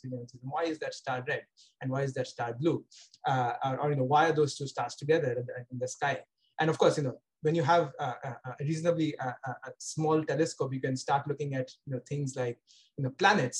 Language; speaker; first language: English; non-native, local second language; Bangla